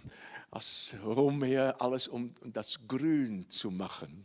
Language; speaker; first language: German; non-native, learner; Dutch